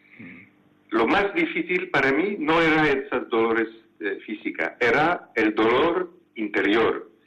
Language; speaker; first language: Spanish; non-native, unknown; French